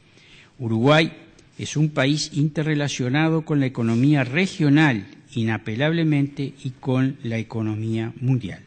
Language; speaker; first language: Spanish; native; Spanish